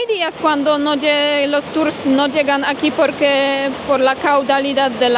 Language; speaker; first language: Spanish; non-native, fluent; Polish